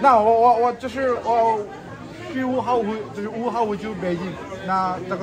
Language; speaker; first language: Chinese; non-native, learner; Bangla